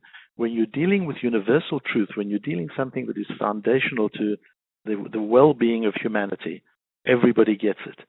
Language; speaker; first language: English; native; English